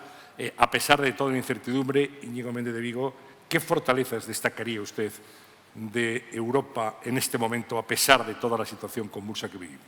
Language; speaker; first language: Spanish; native; Spanish